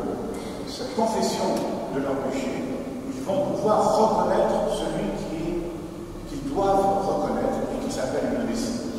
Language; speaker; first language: French; native; French